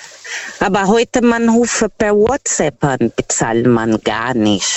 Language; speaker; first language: German; non-native, fluent; Portuguese